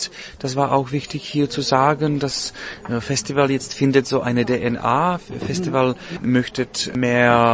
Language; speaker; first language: German; non-native, learner; Czech